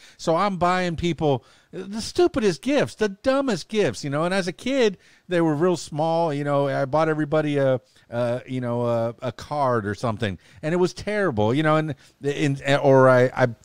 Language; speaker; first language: English; native; English